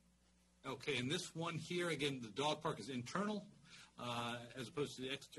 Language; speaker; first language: English; native; English